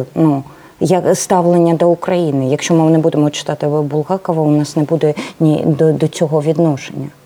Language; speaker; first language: Ukrainian; non-native, local second language; Russian